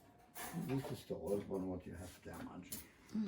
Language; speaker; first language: English; non-native, learner; Swedish